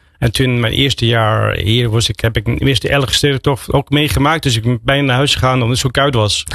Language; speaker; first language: Dutch; non-native, fluent; English